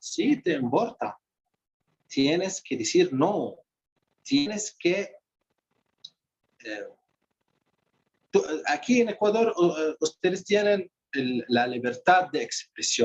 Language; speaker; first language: Spanish; non-native, fluent; Arabic